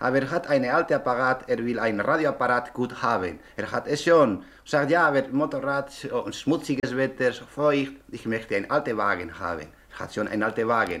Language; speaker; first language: German; non-native, learner; Spanish